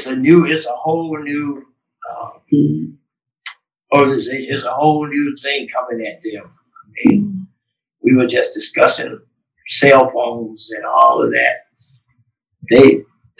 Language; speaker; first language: English; native; English